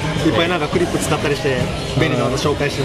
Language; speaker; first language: Japanese; native; Japanese